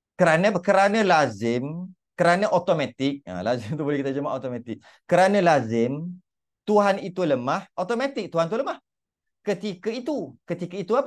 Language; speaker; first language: Malay; native; Malay